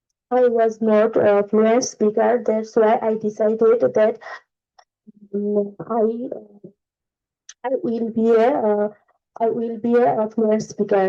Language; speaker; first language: English; non-native, learner; Bangla